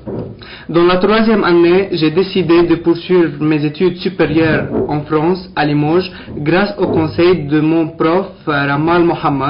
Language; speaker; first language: French; non-native, local second language; Arabic